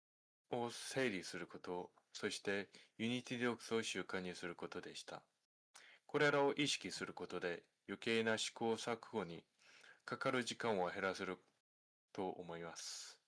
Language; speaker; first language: Japanese; non-native, fluent; Korean